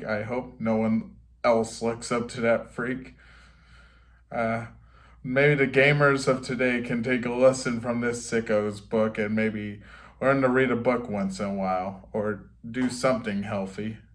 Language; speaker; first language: English; native; English